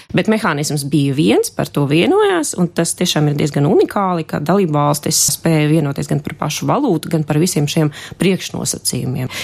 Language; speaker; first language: Latvian; non-native, local second language; Russian